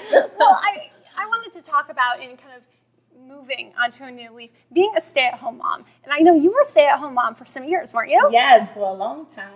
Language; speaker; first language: English; native; English